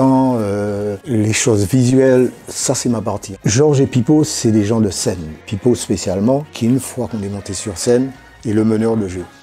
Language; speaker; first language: French; native; French